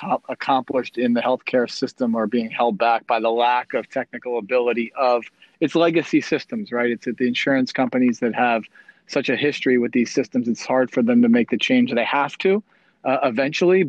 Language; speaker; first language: English; native; English